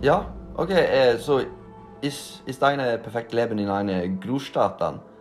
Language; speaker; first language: German; non-native, learner; Norwegian